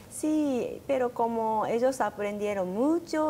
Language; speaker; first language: Spanish; non-native, learner; Japanese